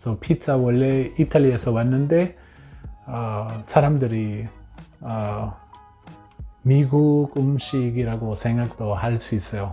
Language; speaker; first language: Korean; non-native, learner; English